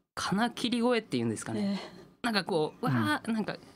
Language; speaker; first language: Japanese; native; Japanese